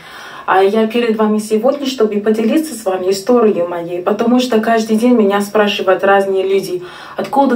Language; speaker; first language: Russian; non-native, fluent; English